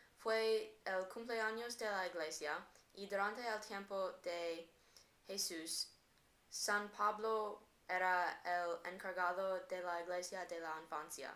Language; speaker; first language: Spanish; non-native, learner; English